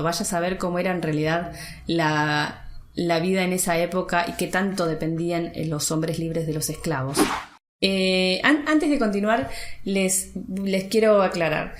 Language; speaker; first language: Spanish; native; Spanish